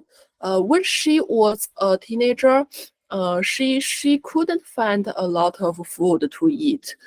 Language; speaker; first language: English; non-native, learner; Chinese